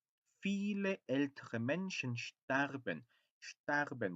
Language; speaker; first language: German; non-native, fluent; Korean